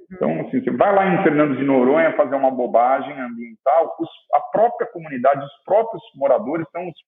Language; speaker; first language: Portuguese; native; Portuguese